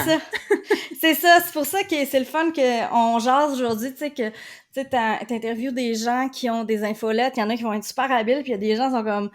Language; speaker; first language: French; native; French